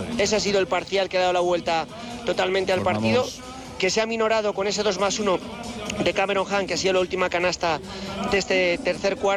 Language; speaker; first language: Spanish; native; Spanish